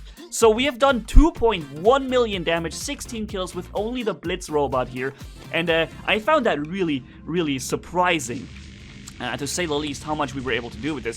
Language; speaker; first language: English; non-native, fluent; German